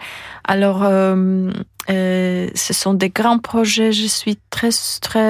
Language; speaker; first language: French; non-native, fluent; Polish